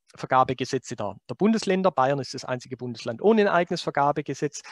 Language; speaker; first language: German; native; German